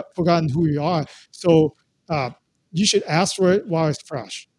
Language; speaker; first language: English; non-native, local second language; Cantonese